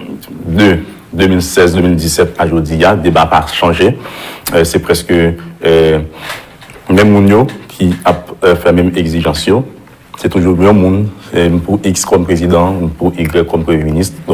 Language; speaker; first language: French; non-native, local second language; Haitian Creole